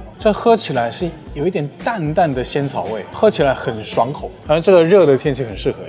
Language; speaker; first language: Chinese; non-native, fluent; Korean